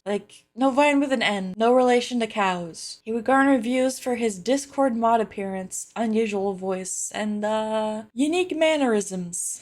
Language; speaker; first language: English; native; English